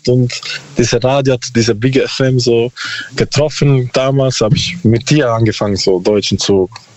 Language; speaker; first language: German; non-native, learner; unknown